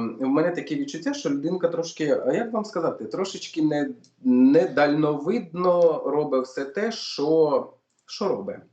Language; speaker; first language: Ukrainian; non-native, local second language; Russian